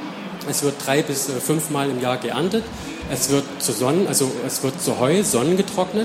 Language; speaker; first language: German; native; German